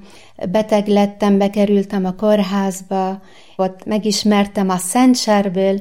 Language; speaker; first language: Hungarian; non-native, fluent; Arabic